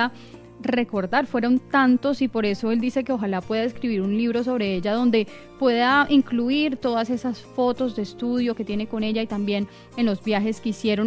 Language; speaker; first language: Spanish; native; Spanish